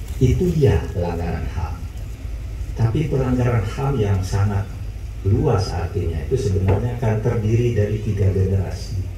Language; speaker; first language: Indonesian; non-native, local second language; Madurese